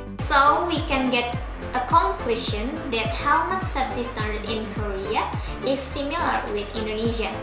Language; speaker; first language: English; non-native, learner; Indonesian